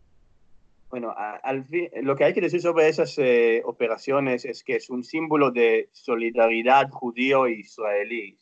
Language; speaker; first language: Spanish; non-native, fluent; Hebrew